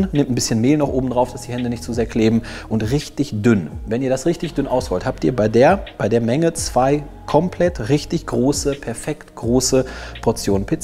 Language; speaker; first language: German; native; German